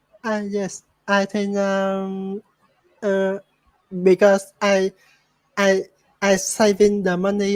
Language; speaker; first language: English; non-native, learner; Vietnamese